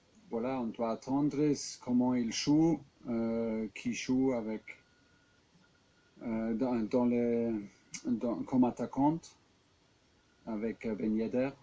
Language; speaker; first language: French; non-native, fluent; German